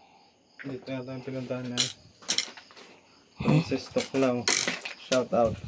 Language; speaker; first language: Filipino; native; Filipino